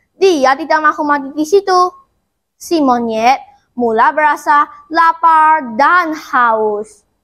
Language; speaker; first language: Malay; non-native, local second language; Chinese